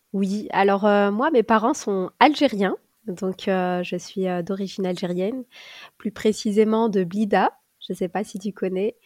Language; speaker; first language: French; native; French